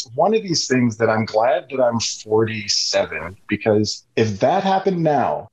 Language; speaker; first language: English; native; English